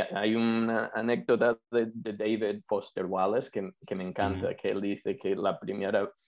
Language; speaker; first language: Spanish; non-native, fluent; English